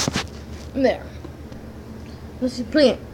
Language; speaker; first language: English; native; English